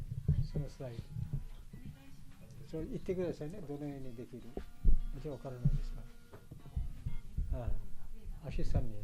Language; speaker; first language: Japanese; non-native, fluent; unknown